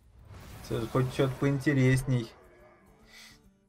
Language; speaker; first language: Russian; native; Russian